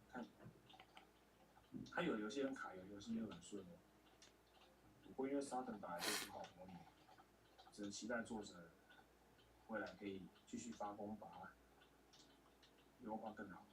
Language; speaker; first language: Chinese; native; Chinese